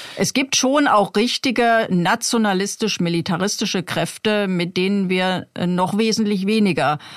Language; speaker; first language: German; native; German